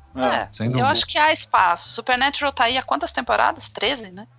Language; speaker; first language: Portuguese; native; Portuguese